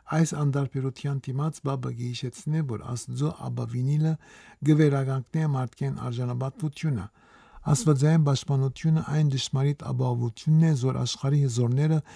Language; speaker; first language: Armenian; native; Armenian